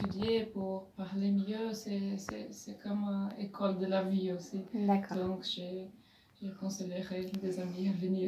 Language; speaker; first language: French; non-native, fluent; Portuguese